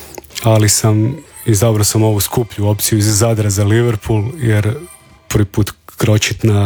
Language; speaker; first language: Serbian; native; Serbian